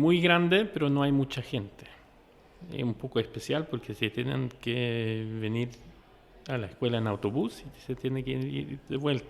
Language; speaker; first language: Spanish; non-native, fluent; Norwegian